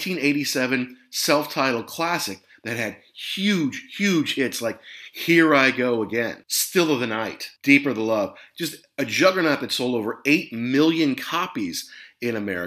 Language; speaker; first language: English; native; English